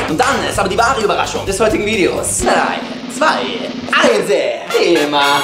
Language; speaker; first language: German; native; German